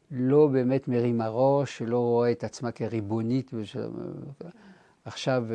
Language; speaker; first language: Hebrew; non-native, fluent; French